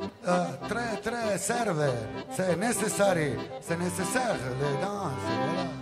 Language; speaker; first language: French; non-native, learner; Italian